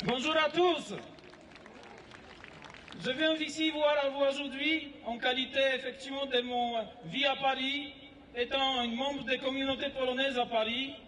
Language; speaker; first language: French; non-native, learner; Polish